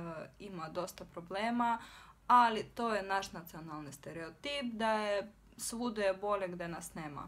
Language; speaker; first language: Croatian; non-native, fluent; Russian